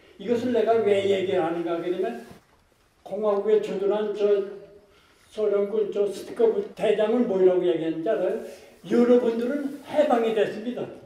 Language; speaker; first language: Korean; native; Korean